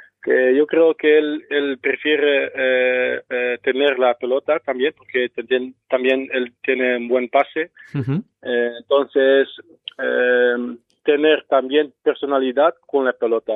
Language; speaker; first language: Spanish; non-native, fluent; Dutch